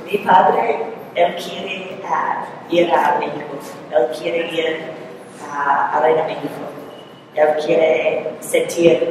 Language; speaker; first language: Spanish; non-native, learner; English